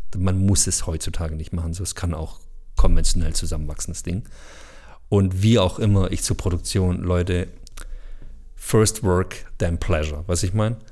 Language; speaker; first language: German; early bilingual, other home language; Bosnian